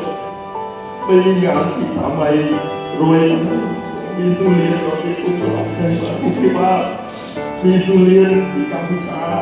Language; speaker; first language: Thai; non-native, fluent; Khmer